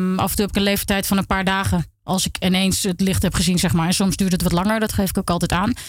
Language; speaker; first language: Dutch; native; Dutch